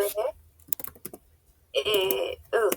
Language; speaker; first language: French; non-native, learner; Spanish